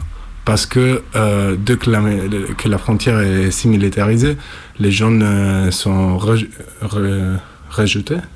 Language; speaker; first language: French; non-native, fluent; Italian